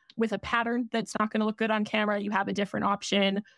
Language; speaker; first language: English; native; English